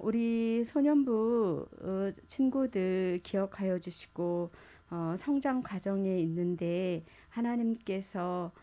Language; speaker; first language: Korean; native; Korean